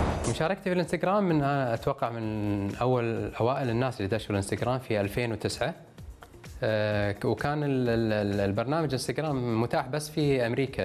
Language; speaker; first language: Arabic; native; Arabic